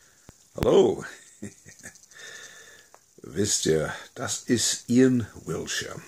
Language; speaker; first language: German; non-native, fluent; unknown